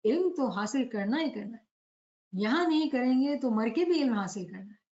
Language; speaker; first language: Hindi; non-native, local second language; Gujarati